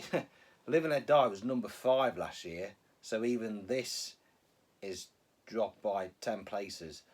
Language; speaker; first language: English; native; English